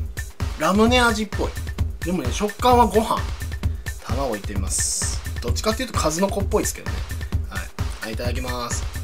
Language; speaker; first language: Japanese; native; Japanese